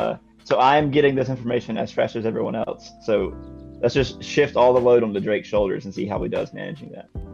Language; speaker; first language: English; native; English